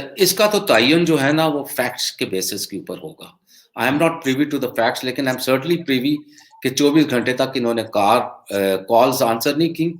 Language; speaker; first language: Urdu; non-native, local second language; Punjabi